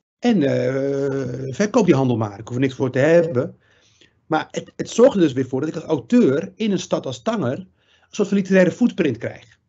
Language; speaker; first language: Dutch; early bilingual, other home language; Riffian